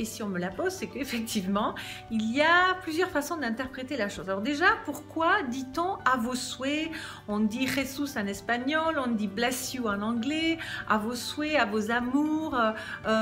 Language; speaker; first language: French; native; French